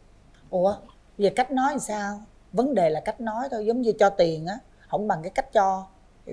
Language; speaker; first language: Vietnamese; native; Vietnamese